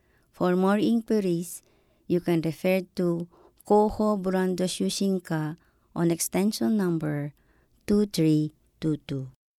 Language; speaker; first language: English; non-native, local second language; Filipino